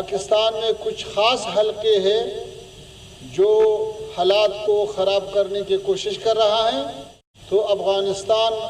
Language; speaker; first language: Hindi; non-native, fluent; Pashto